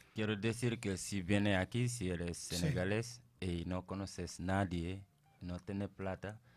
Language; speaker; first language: Spanish; non-native, fluent; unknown